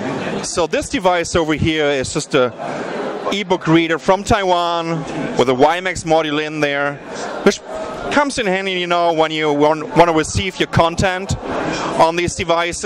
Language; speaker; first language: English; non-native, fluent; German